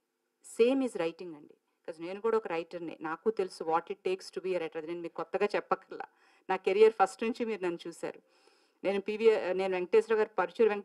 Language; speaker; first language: Telugu; native; Telugu